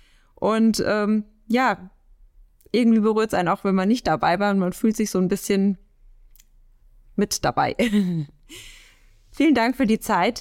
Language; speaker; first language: German; native; German